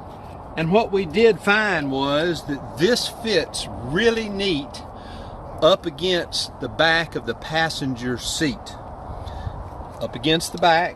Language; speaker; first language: English; native; English